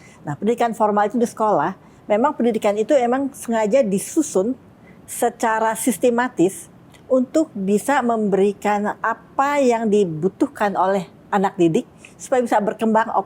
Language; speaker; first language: Indonesian; native; Indonesian